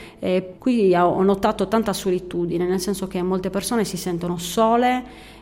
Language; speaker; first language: Italian; native; Italian